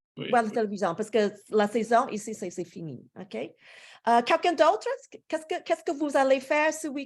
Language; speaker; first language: French; non-native, fluent; Cantonese